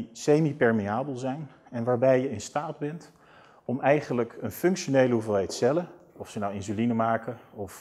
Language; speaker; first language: Dutch; native; Dutch